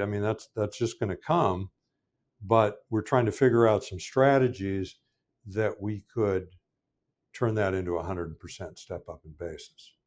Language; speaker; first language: English; native; English